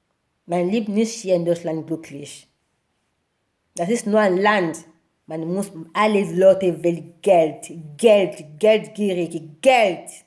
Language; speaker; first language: German; non-native, learner; Lingala